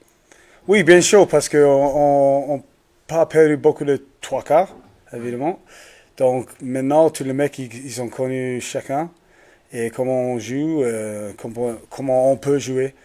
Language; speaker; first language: French; non-native, learner; English